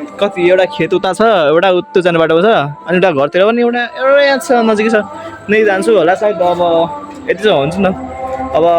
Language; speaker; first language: Nepali; non-native, local second language; Rana Tharu